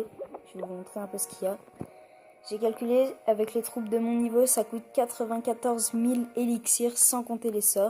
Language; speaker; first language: French; native; French